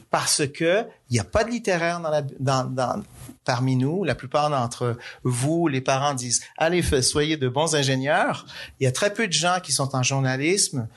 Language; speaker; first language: French; native; French